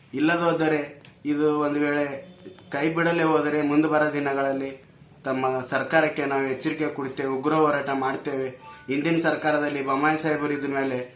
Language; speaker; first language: Kannada; native; Kannada